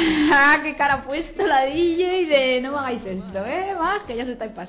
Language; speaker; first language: Spanish; native; Spanish